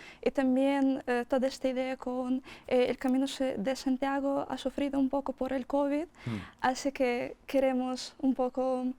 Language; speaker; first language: Spanish; non-native, fluent; Russian